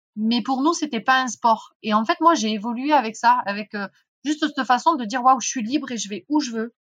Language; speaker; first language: French; native; French